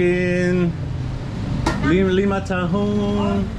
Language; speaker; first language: Indonesian; non-native, learner; English